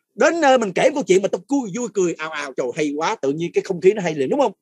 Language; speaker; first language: Vietnamese; non-native, fluent; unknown